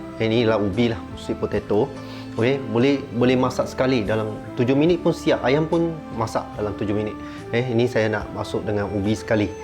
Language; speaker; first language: Malay; non-native, local second language; Chinese